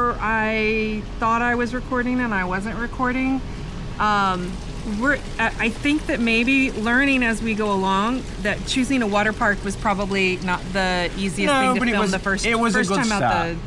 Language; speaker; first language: English; native; English